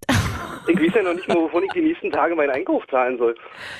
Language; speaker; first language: German; native; German